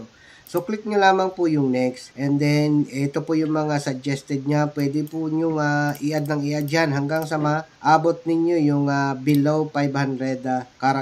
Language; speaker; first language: Filipino; native; Filipino